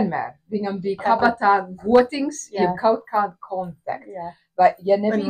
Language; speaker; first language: Latvian; early bilingual, heritage; Latvian